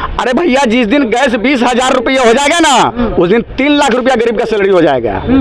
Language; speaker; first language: Hindi; native; Hindi